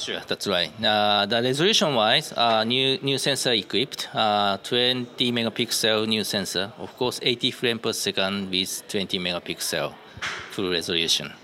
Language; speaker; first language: English; non-native, learner; Japanese